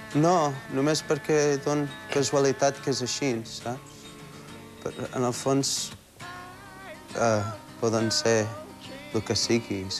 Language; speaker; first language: Catalan; early bilingual, heritage; Catalan